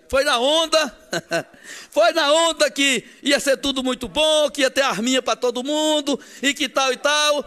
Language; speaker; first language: Portuguese; native; Portuguese